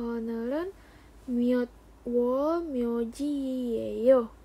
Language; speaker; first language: Korean; non-native, fluent; Indonesian